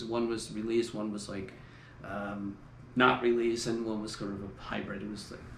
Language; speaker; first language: English; native; English